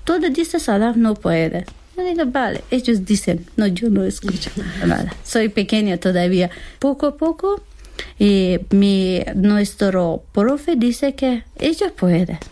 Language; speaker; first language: Spanish; non-native, learner; Persian